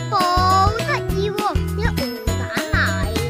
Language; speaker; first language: Chinese; native; Chinese